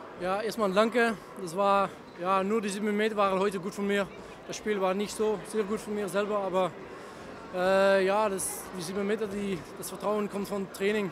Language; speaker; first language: German; non-native, learner; Dutch